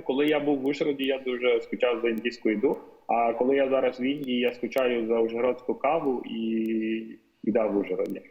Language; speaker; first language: Ukrainian; non-native, fluent; Tamil